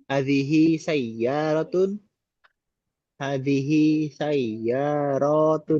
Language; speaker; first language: Arabic; non-native, learner; Indonesian